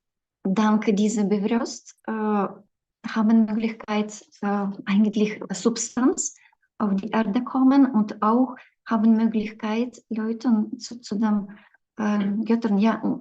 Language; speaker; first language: German; non-native, fluent; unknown